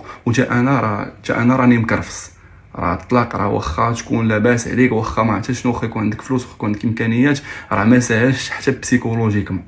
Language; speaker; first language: Arabic; native; Arabic